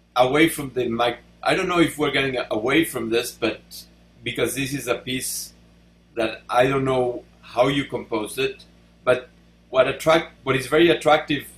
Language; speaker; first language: English; non-native, fluent; Spanish